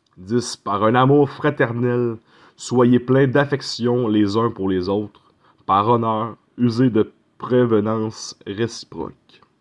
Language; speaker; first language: French; native; French